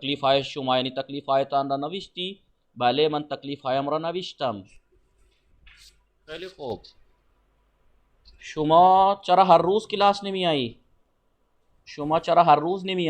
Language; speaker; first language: Persian; non-native, fluent; Urdu